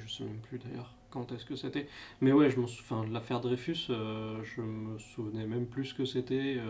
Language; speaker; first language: French; native; French